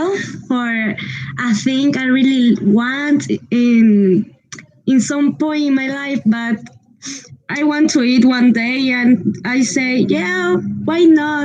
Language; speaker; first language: English; non-native, learner; Spanish